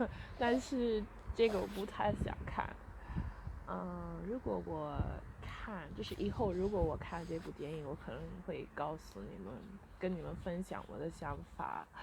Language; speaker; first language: Chinese; early bilingual, heritage; Chinese